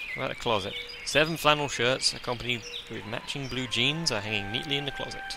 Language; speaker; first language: English; native; English